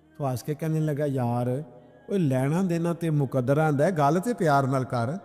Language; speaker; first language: Urdu; non-native, local second language; Punjabi